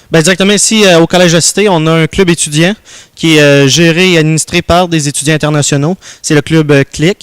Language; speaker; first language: French; native; French